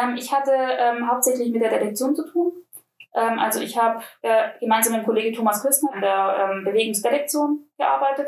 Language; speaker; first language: German; native; German